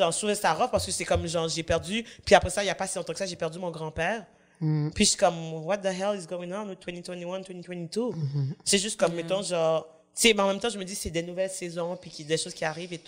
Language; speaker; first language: French; native; French